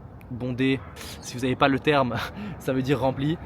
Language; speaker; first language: French; native; French